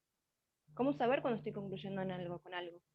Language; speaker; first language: Spanish; native; Spanish